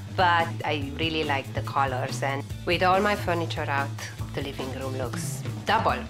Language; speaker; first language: English; non-native, fluent; Romanian